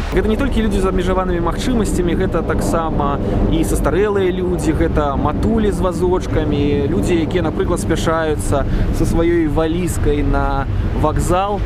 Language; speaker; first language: Belarusian; non-native, local second language; Russian